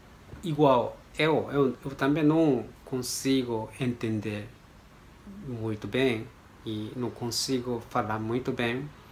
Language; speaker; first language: Portuguese; non-native, learner; Japanese